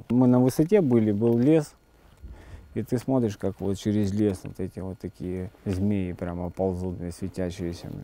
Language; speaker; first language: Russian; native; Russian